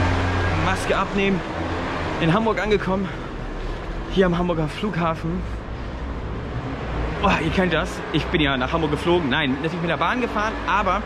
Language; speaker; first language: German; native; German